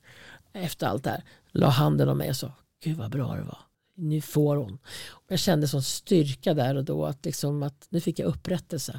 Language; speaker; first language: Swedish; native; Swedish